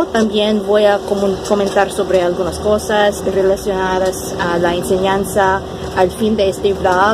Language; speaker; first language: Spanish; non-native, fluent; English